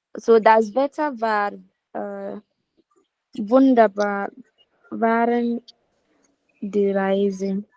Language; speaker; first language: German; non-native, learner; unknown